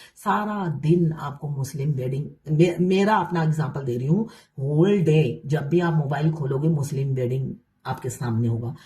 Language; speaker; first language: Hindi; non-native, local second language; Bangla